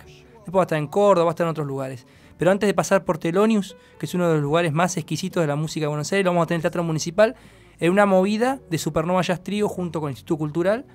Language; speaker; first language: Spanish; native; Spanish